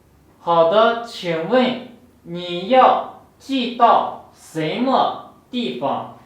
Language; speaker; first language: Chinese; non-native, fluent; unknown